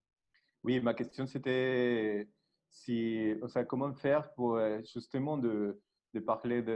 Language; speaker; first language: French; non-native, learner; Spanish